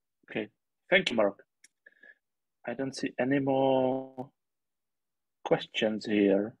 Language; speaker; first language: English; non-native, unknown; Czech